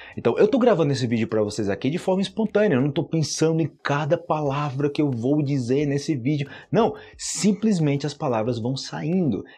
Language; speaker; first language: Portuguese; native; Portuguese